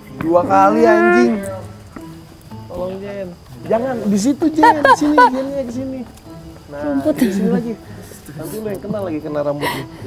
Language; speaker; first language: Indonesian; native; Indonesian